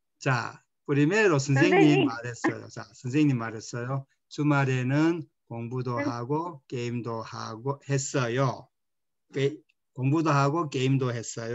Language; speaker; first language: Korean; non-native, fluent; Spanish